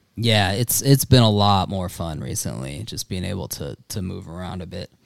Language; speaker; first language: English; native; English